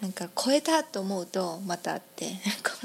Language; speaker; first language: Japanese; native; Japanese